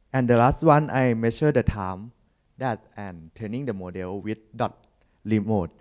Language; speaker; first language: English; non-native, learner; Thai